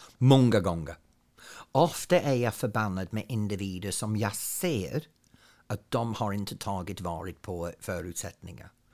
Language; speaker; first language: Swedish; non-native, fluent; English